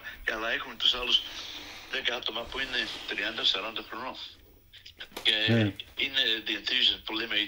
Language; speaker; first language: Greek; early bilingual, heritage; Greek